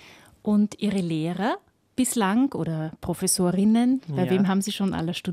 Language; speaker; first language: German; native; German